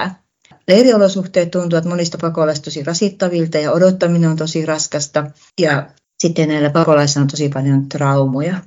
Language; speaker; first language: Finnish; native; Finnish